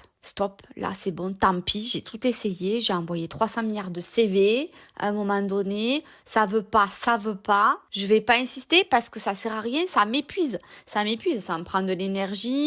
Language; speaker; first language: French; native; French